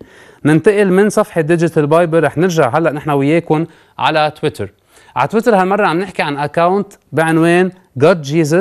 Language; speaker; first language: Arabic; native; Arabic